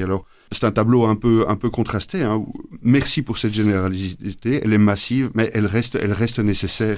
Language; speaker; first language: French; native; French